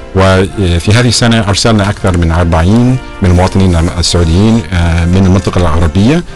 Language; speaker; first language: Arabic; non-native, fluent; English